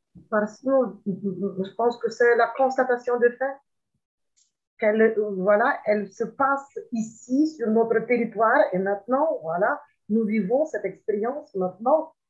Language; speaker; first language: French; non-native, fluent; Ukrainian